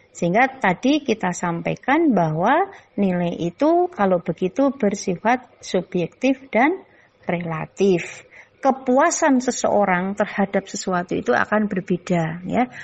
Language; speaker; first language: Indonesian; non-native, local second language; Javanese